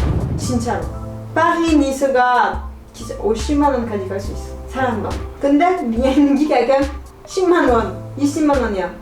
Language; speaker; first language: Korean; non-native, learner; French